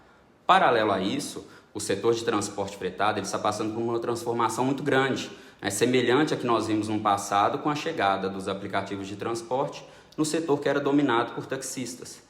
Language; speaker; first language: Portuguese; native; Portuguese